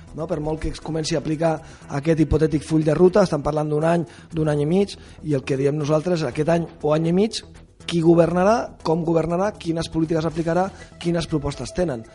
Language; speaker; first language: Catalan; non-native, local second language; Spanish